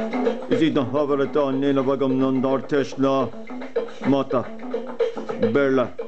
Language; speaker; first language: Irish; non-native, local second language; English